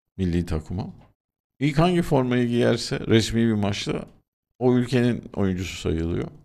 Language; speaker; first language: Turkish; native; Turkish